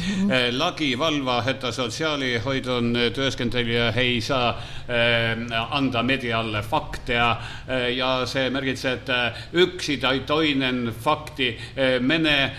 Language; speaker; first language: Finnish; non-native, learner; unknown